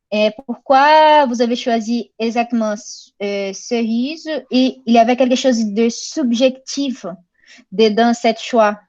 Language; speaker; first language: French; non-native, fluent; Portuguese